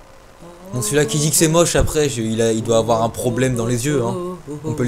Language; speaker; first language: French; native; French